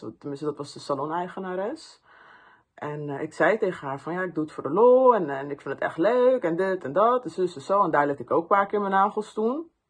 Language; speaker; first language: Dutch; early bilingual, other home language; Persian